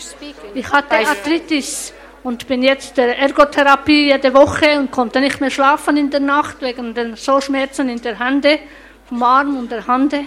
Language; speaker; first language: German; non-native, learner; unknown